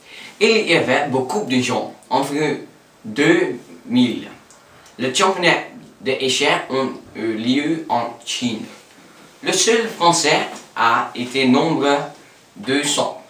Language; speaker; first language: French; non-native, learner; English